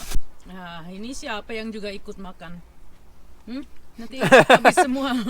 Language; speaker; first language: Indonesian; early bilingual, heritage; Indonesian